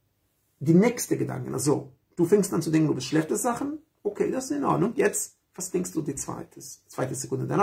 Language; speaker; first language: German; non-native, fluent; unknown